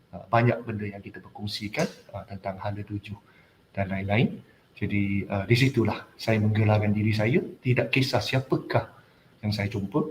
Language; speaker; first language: Malay; non-native, local second language; Chinese